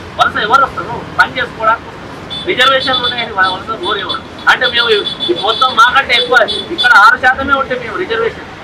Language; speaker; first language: Telugu; non-native, local second language; Lambadi